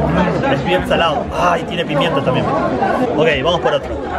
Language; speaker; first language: Spanish; native; Spanish